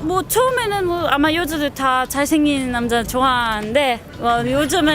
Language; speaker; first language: Korean; non-native, learner; Dutch